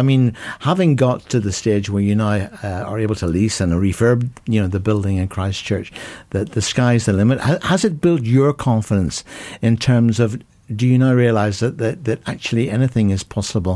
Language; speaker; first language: English; native; English